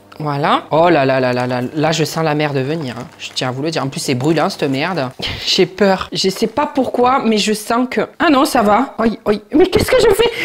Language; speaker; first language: French; native; French